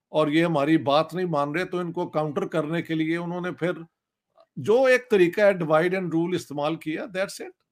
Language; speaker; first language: Urdu; non-native, local second language; Punjabi